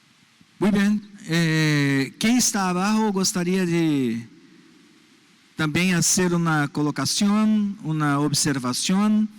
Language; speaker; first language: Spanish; non-native, learner; Portuguese